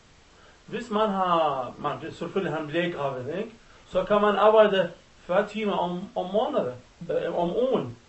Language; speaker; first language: Danish; non-native, learner; Arabic